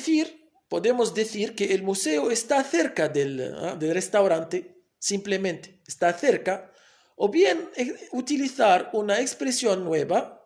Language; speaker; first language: Spanish; non-native, fluent; Arabic